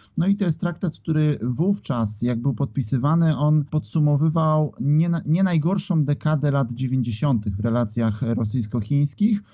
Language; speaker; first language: Polish; native; Polish